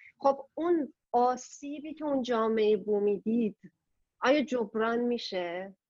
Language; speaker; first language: Persian; native; Persian